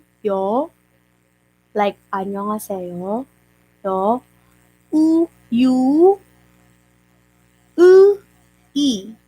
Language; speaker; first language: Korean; non-native, learner; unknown